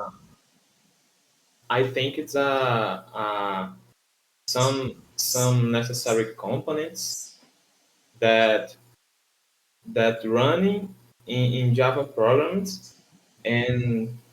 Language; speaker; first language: English; non-native, learner; Portuguese